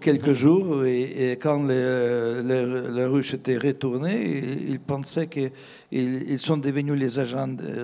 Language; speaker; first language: French; non-native, fluent; Russian